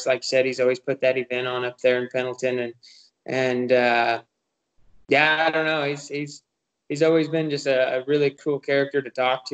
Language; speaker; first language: English; native; English